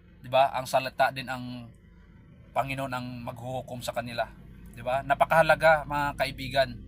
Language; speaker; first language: Filipino; non-native, local second language; Cebuano